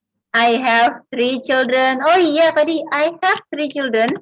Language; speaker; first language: English; non-native, fluent; Indonesian